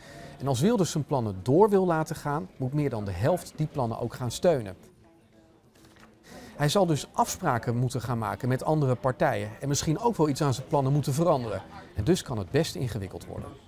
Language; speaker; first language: Dutch; native; Dutch